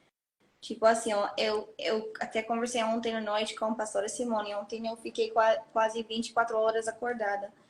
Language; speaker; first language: Portuguese; non-native, fluent; Hebrew